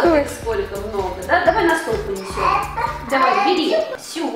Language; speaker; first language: Russian; native; Russian